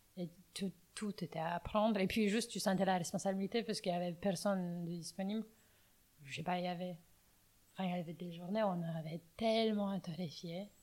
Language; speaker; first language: French; non-native, fluent; Romanian